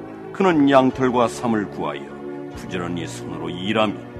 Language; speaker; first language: Korean; native; Korean